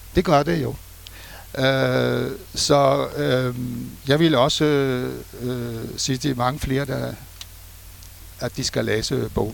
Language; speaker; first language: Danish; non-native, fluent; French